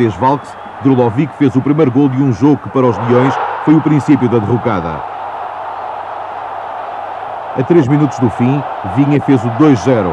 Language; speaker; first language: Portuguese; native; Portuguese